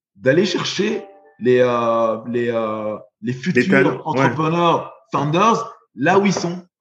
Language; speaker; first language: French; native; French